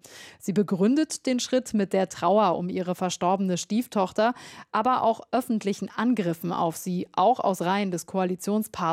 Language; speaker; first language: German; native; German